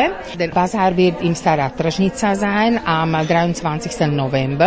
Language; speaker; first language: German; non-native, fluent; Slovak